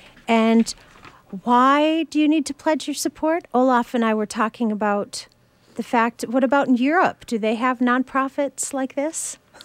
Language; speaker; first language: English; native; English